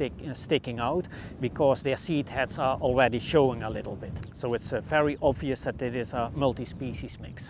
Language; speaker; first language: English; non-native, fluent; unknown